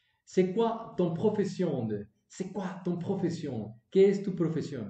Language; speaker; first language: French; non-native, learner; Spanish